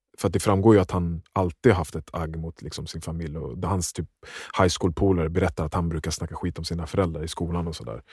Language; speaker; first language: Swedish; native; Swedish